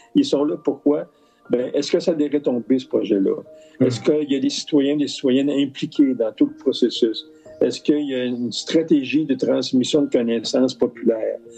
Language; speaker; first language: French; native; French